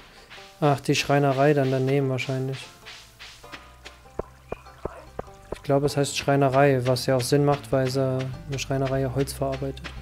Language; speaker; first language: German; native; German